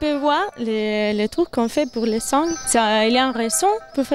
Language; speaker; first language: French; non-native, learner; Spanish